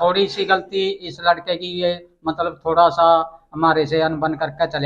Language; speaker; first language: Hindi; non-native, local second language; Haryanvi